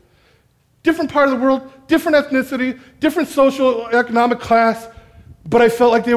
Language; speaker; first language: English; native; English